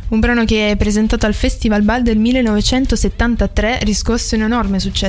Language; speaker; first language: Italian; native; Italian